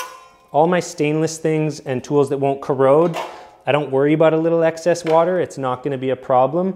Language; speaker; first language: English; native; English